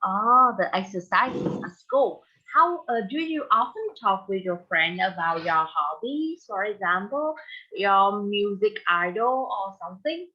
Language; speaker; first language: English; non-native, fluent; Vietnamese